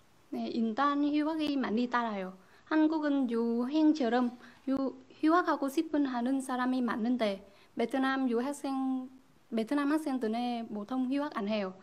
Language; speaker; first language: Korean; non-native, fluent; Vietnamese